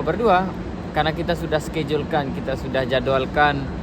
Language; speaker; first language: Indonesian; non-native, local second language; Sasak